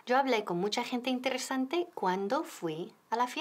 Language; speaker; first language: Spanish; non-native, fluent; English